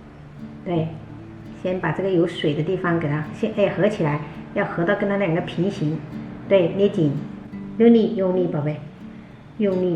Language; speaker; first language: Chinese; native; Chinese